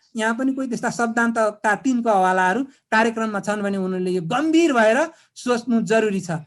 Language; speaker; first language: Nepali; non-native, local second language; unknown